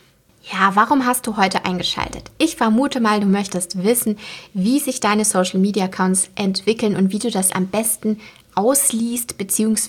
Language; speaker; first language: German; native; German